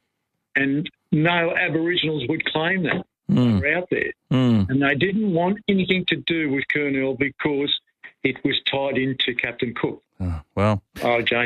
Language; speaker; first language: English; native; English